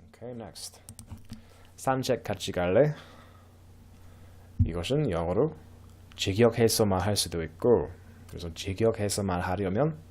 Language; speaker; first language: Korean; non-native, fluent; English